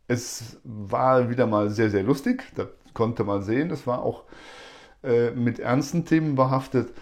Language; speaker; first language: German; native; German